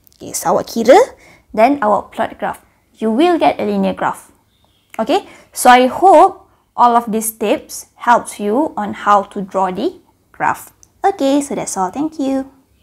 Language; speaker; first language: English; non-native, local second language; Malay